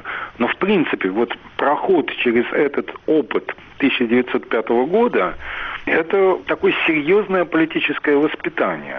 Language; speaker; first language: Russian; native; Russian